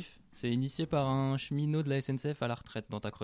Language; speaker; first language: French; native; French